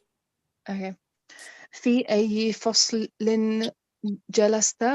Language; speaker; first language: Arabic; non-native, learner; English